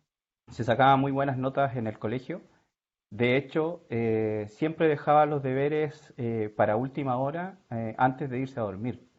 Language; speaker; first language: Spanish; native; Spanish